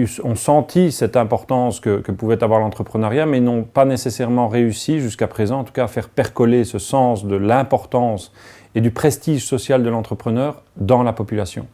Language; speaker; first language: French; native; French